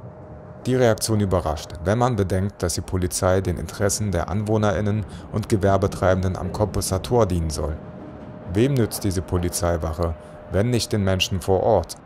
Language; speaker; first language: German; native; German